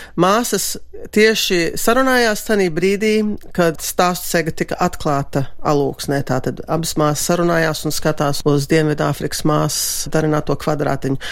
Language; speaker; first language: Latvian; early bilingual, heritage; Latvian